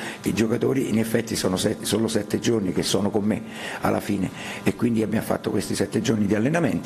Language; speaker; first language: Italian; native; Italian